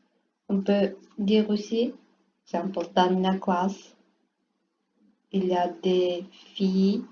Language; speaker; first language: French; non-native, learner; Portuguese